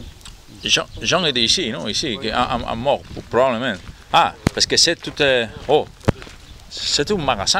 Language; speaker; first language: French; non-native, learner; Spanish